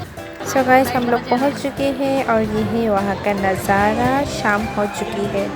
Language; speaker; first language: Hindi; non-native, local second language; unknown